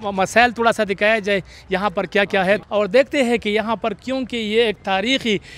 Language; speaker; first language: Urdu; non-native, local second language; Pashto